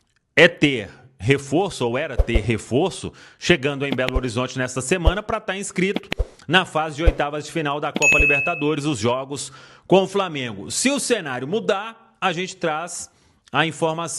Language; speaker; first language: Portuguese; native; Portuguese